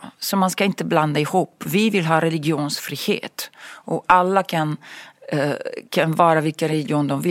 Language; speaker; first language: Swedish; non-native, fluent; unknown